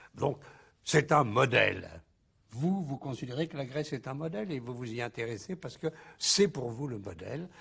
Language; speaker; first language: French; native; French